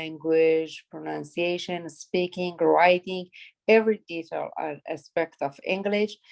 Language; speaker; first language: English; non-native, learner; Persian